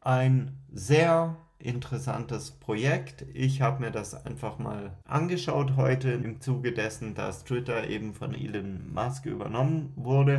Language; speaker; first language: German; native; German